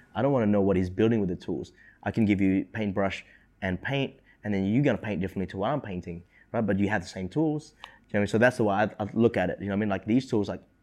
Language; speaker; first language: English; early bilingual, other home language; Indonesian